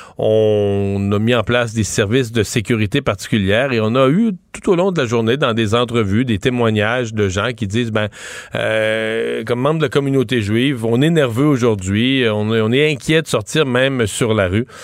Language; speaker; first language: French; native; French